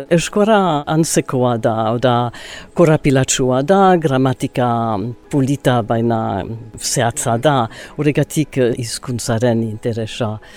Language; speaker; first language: Basque; early bilingual, other home language; English